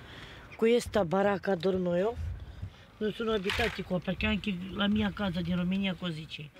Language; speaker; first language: Italian; non-native, learner; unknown